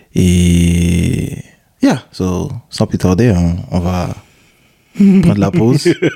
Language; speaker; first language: French; non-native, local second language; Haitian Creole